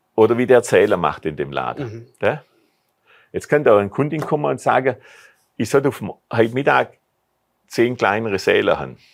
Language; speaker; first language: German; native; German